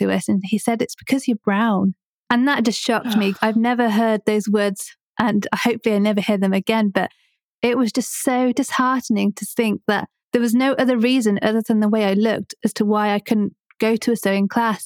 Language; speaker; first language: English; native; English